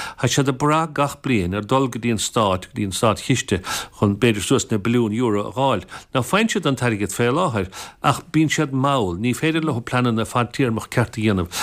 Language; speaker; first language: Irish; native; Irish